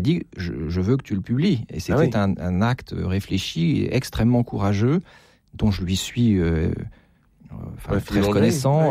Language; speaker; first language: French; native; French